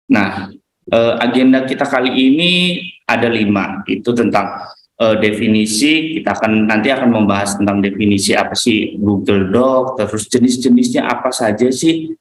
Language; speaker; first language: Indonesian; native; Indonesian